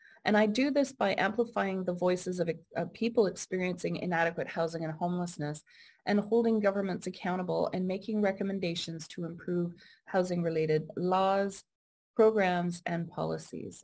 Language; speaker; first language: English; native; English